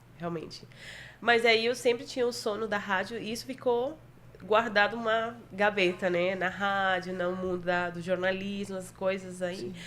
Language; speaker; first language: Portuguese; non-native, fluent; Spanish